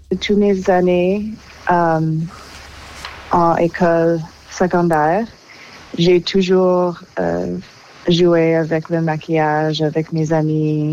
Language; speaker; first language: French; non-native, local second language; English